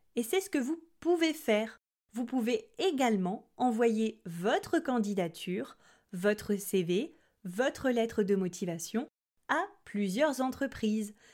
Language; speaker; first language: French; native; French